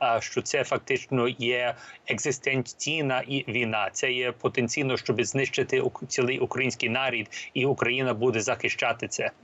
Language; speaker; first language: Ukrainian; early bilingual, heritage; Ukrainian